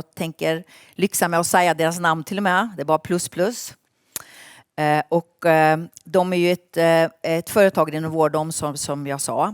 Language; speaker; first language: Swedish; native; Swedish